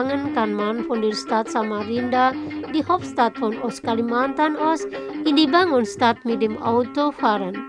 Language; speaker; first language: German; non-native, fluent; Indonesian